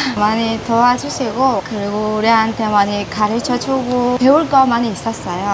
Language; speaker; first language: Korean; non-native, learner; Mongolian